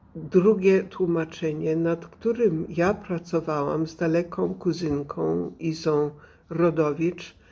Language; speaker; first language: Polish; early bilingual, other home language; English